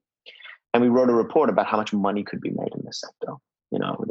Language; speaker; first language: English; non-native, local second language; Hindi